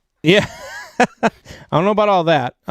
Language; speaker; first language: English; native; English